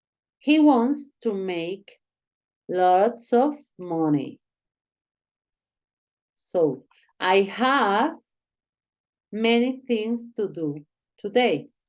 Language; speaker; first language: English; non-native, learner; Spanish